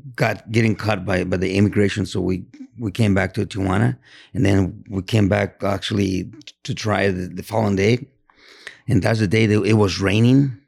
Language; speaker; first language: English; non-native, fluent; Spanish